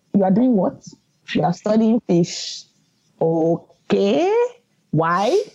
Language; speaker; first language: English; non-native, local second language; Yoruba